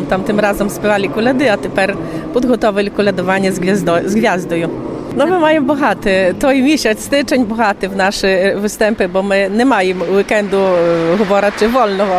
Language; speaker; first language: Ukrainian; early bilingual, heritage; Ukrainian